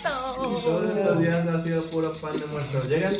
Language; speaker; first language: Spanish; native; Spanish